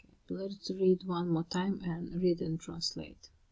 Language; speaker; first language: English; non-native, fluent; Ukrainian